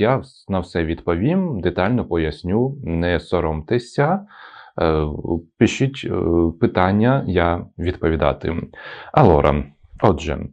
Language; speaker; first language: Ukrainian; non-native, local second language; Russian